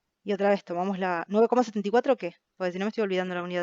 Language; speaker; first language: Spanish; native; Spanish